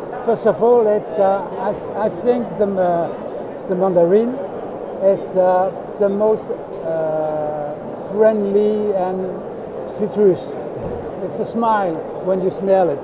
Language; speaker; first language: English; non-native, fluent; French